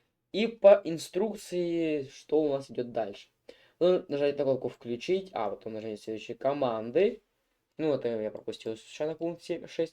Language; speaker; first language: Russian; native; Russian